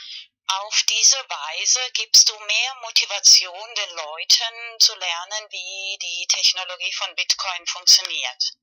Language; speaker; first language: German; non-native, fluent; Spanish